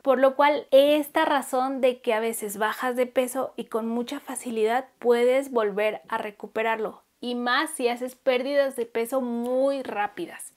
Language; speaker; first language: Spanish; native; Spanish